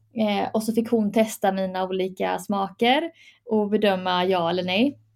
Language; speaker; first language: Swedish; early bilingual, other home language; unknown